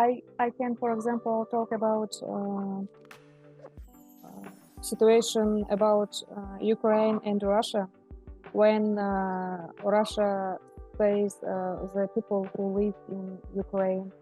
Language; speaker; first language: English; non-native, learner; Russian